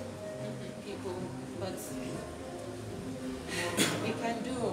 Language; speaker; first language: English; non-native, learner; Lithuanian